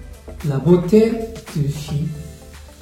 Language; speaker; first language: French; non-native, fluent; Korean